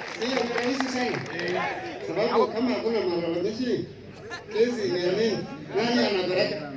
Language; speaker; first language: Swahili; non-native, local second language; Kalenjin